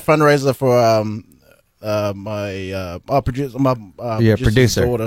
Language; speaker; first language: English; native; English